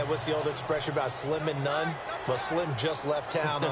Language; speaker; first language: English; native; English